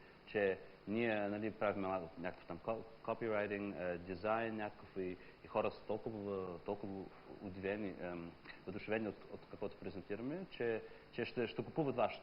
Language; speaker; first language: Bulgarian; non-native, fluent; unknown